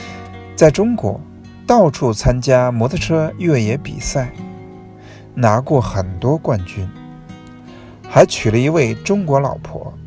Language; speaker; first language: Chinese; native; Chinese